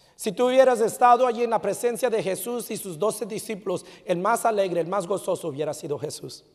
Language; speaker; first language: Spanish; early bilingual, heritage; Spanish